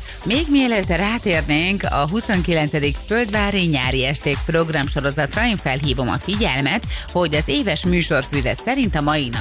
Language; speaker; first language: Hungarian; native; Hungarian